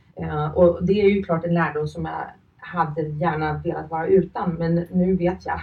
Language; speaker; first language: Swedish; early bilingual, other home language; Finnish